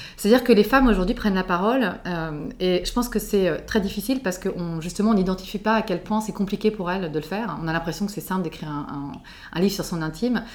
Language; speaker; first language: French; native; French